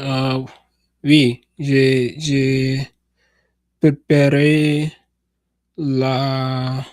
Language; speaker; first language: French; non-native, learner; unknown